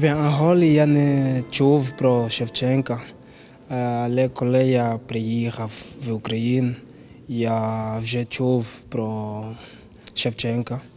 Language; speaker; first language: Ukrainian; non-native, learner; Portuguese